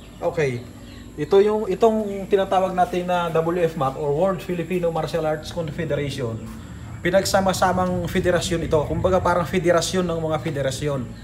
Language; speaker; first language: Filipino; non-native, local second language; Hiligaynon